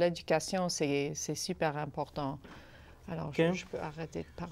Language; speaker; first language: French; non-native, fluent; English